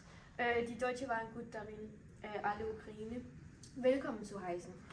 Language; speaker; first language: German; non-native, learner; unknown